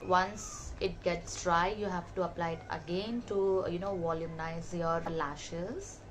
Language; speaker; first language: English; non-native, local second language; Hindi